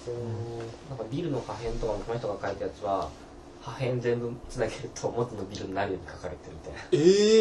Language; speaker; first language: Japanese; native; Japanese